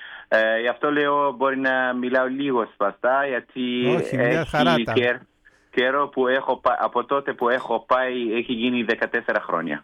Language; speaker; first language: Greek; non-native, learner; Kurdish